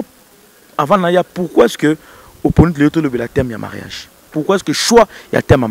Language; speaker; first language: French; non-native, local second language; Lingala